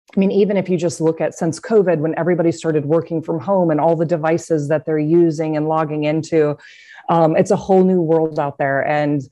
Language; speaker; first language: English; native; English